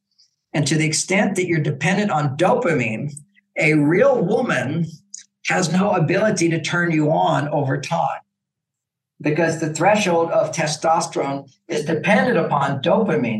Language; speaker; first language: English; native; English